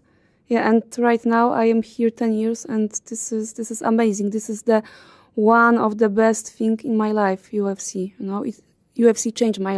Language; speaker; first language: English; non-native, learner; Polish